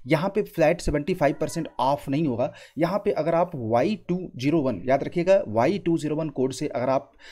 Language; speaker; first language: Hindi; native; Hindi